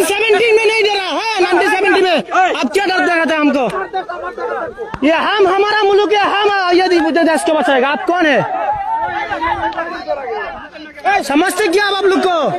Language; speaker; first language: Hindi; non-native, learner; Bangla